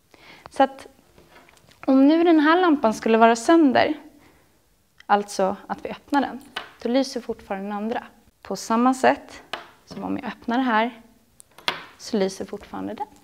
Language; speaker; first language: Swedish; native; Swedish